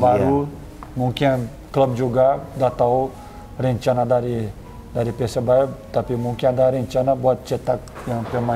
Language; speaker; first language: Indonesian; non-native, fluent; Portuguese